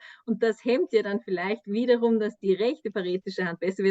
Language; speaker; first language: German; native; German